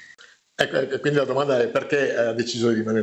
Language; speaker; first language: Italian; native; Italian